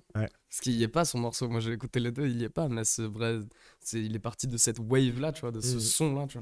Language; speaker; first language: French; non-native, fluent; English